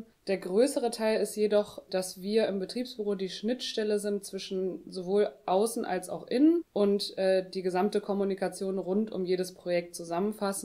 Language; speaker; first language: German; native; German